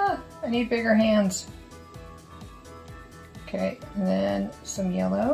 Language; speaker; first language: English; native; English